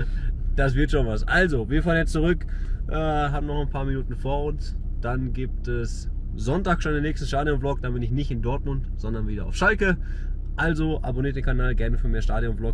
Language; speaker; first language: German; native; German